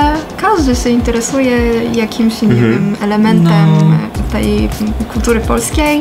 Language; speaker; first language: Polish; non-native, fluent; Japanese